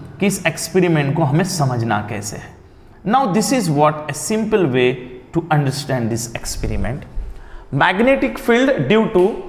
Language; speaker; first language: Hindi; non-native, local second language; Marathi